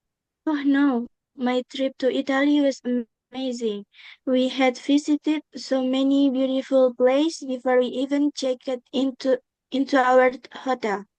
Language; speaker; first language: English; non-native, learner; Indonesian